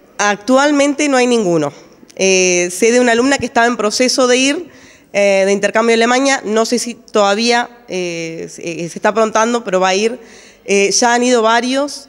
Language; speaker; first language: Spanish; native; Spanish